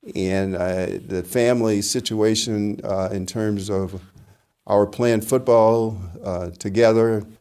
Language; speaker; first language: English; native; English